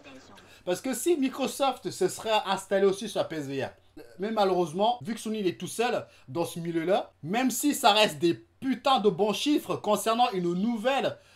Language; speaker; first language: French; native; French